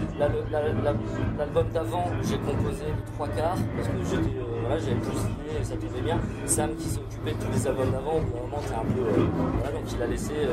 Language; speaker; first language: French; native; French